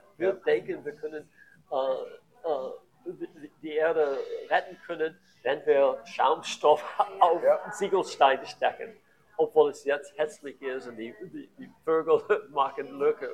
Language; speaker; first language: German; non-native, learner; English